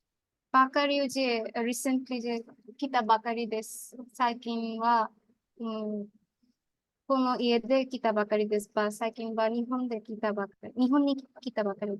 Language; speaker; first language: Japanese; non-native, learner; Bangla